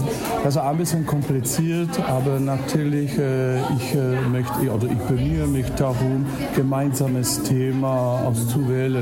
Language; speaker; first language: German; non-native, fluent; Czech